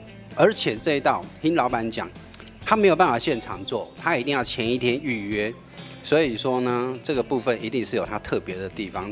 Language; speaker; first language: Chinese; native; Chinese